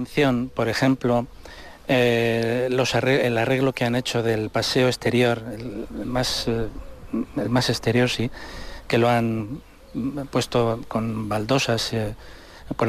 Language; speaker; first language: Spanish; native; Spanish